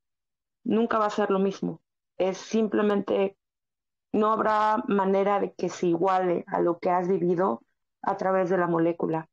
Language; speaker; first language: Spanish; native; Spanish